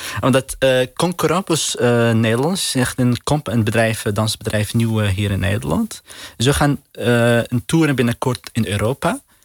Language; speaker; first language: Dutch; non-native, learner; Arabic